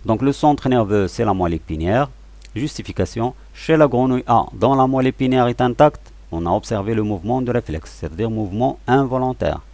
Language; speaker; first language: French; non-native, local second language; Arabic